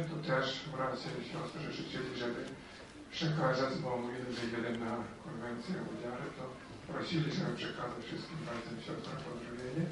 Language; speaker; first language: Polish; non-native, learner; Ukrainian